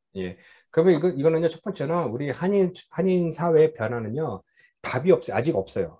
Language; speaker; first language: Korean; native; Korean